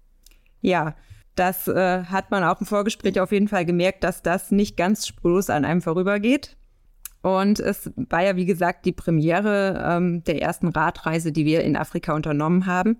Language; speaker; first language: German; native; German